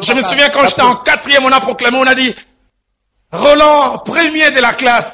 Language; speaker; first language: French; non-native, local second language; Lingala